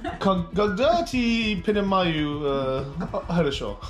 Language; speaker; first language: Russian; non-native, learner; English